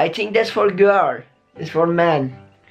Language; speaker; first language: English; non-native, learner; Turkish